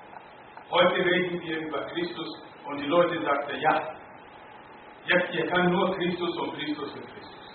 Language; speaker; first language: German; non-native, learner; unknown